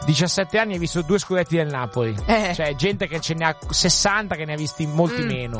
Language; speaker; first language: Italian; native; Italian